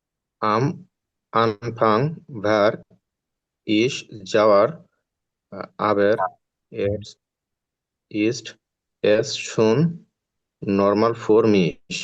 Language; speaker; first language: German; non-native, learner; Bangla